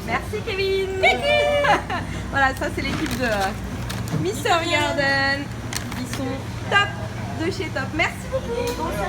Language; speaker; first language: French; native; French